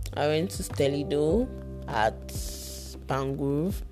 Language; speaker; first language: English; non-native, local second language; Yoruba